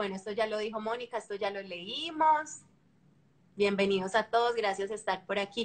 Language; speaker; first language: Spanish; native; Spanish